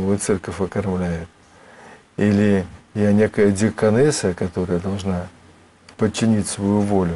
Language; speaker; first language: Russian; native; Russian